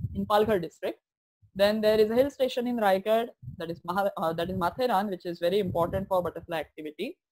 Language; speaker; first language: English; non-native, local second language; Marathi